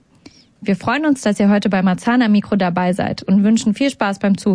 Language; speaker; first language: German; native; German